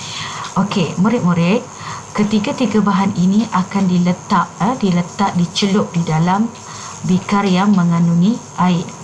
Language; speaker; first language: Malay; native; Malay